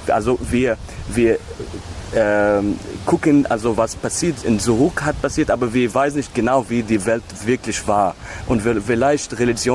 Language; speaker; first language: German; non-native, learner; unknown